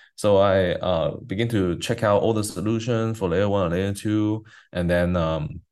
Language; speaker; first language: English; non-native, fluent; Chinese